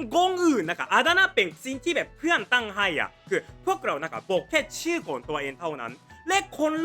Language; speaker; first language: Thai; non-native, fluent; Japanese